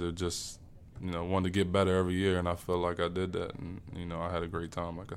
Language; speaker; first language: English; native; English